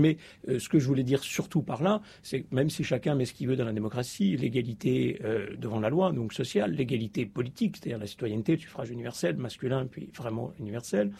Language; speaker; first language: French; native; French